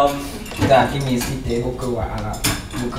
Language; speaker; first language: Japanese; non-native, learner; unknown